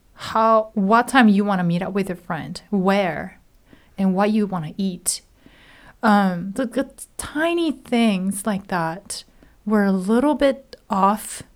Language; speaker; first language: English; non-native, fluent; Japanese